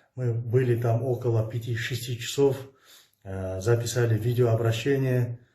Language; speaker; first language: Russian; non-native, local second language; Kazakh